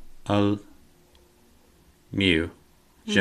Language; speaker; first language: Catalan; non-native, learner; English